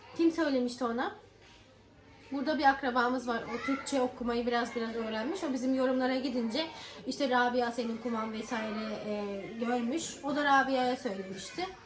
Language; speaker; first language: Turkish; native; Turkish